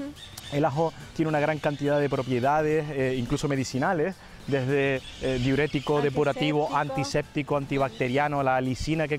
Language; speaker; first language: Spanish; native; Spanish